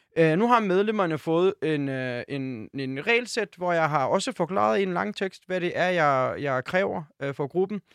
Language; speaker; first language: Danish; early bilingual, other home language; Turkish